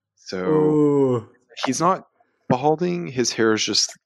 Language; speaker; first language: English; native; English